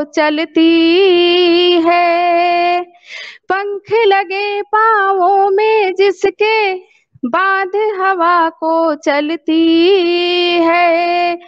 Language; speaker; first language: Hindi; native; Hindi